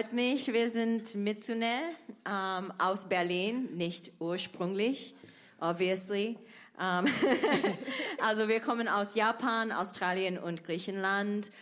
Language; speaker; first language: German; non-native, fluent; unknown